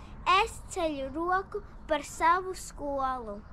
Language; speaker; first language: Latvian; early bilingual, other home language; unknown